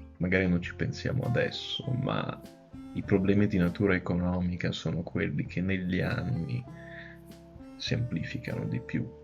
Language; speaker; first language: Italian; early bilingual, other home language; Ukrainian